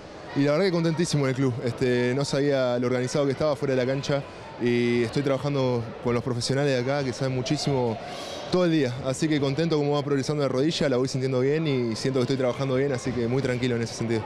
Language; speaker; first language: Spanish; native; Spanish